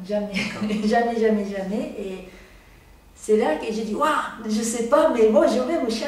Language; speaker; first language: French; non-native, learner; Japanese